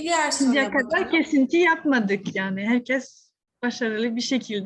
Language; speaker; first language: Turkish; non-native, fluent; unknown